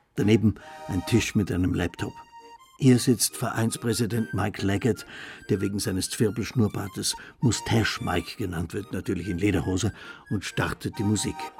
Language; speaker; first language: German; native; German